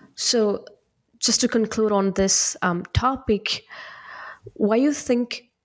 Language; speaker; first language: English; non-native, local second language; Punjabi